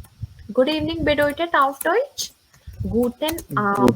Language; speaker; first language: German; non-native, fluent; Hindi